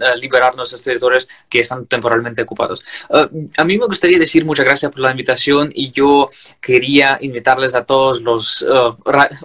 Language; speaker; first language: Spanish; non-native, fluent; Ukrainian